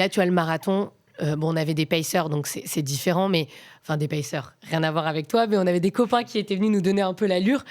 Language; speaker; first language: French; native; French